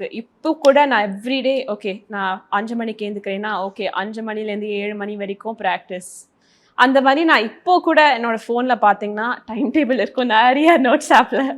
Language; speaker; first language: Tamil; early bilingual, heritage; Tamil